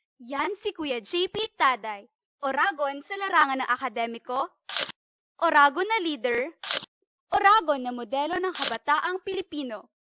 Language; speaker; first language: Filipino; non-native, local second language; Bikol